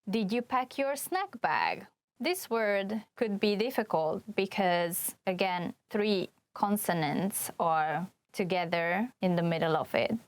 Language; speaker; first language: English; non-native, fluent; Hungarian